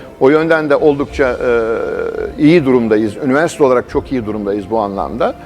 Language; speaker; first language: Turkish; native; Turkish